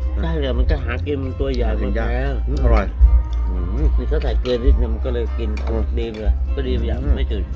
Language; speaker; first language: Thai; native; Thai